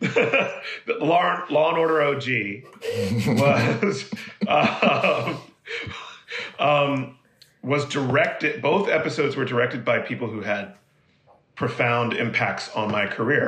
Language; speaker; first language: English; native; English